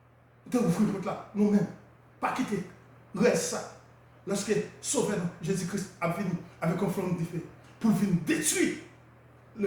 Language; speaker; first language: French; non-native, local second language; Haitian Creole